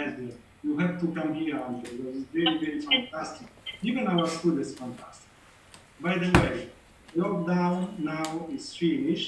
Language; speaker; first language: English; non-native, learner; Italian